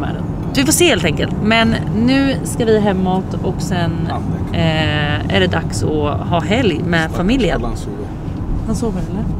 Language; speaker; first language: Swedish; native; Swedish